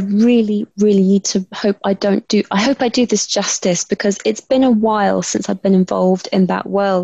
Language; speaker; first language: English; native; English